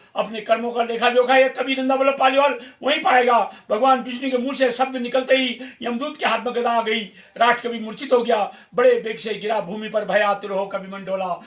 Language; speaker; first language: Hindi; native; Hindi